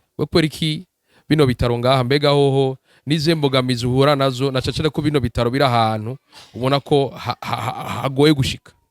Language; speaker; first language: Rundi; native; Rundi